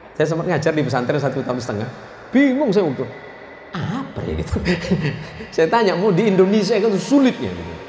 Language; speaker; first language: Indonesian; non-native, local second language; Madurese